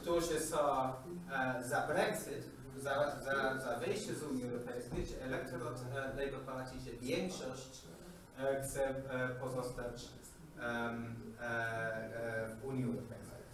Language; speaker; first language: Polish; non-native, learner; English